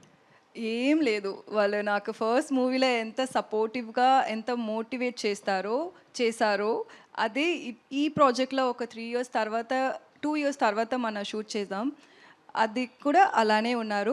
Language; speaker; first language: Telugu; non-native, learner; Tamil